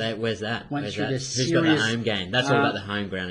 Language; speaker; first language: English; native; English